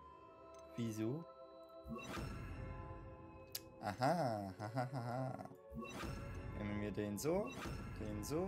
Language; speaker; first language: German; native; German